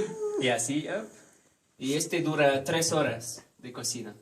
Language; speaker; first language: Spanish; non-native, learner; French